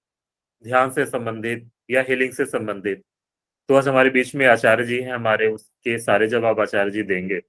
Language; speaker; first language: Hindi; native; Hindi